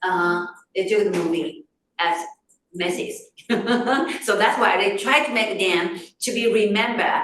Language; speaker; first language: English; non-native, fluent; Chinese